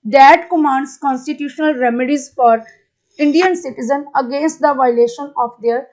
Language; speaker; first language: English; non-native, local second language; Punjabi